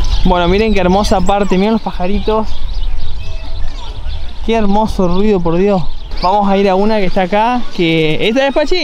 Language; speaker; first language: Spanish; native; Spanish